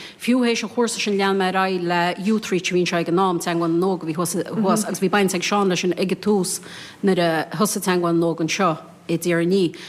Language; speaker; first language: Irish; native; Irish